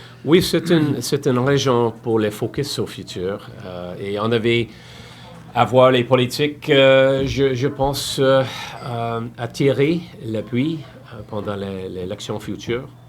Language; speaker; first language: French; non-native, learner; English